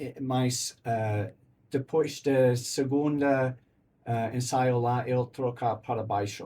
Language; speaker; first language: Portuguese; non-native, learner; English